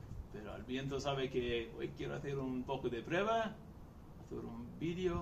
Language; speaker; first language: Spanish; non-native, fluent; English